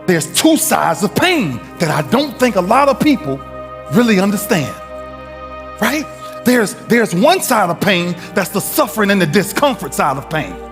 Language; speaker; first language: English; native; English